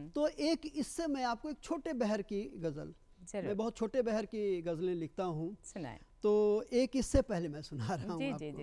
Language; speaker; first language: Hindi; native; Hindi